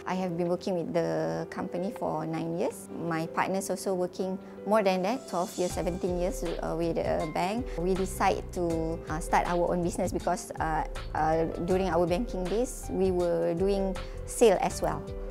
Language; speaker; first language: English; non-native, local second language; Malay